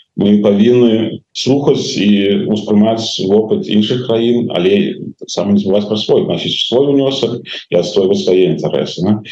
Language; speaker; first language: Belarusian; non-native, local second language; Russian